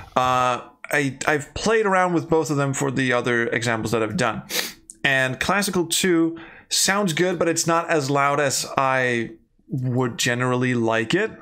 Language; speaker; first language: English; non-native, fluent; Danish